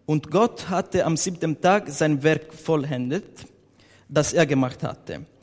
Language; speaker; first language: German; non-native, learner; Italian